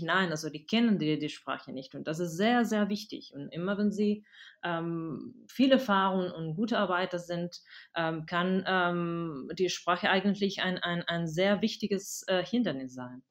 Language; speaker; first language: German; non-native, fluent; Spanish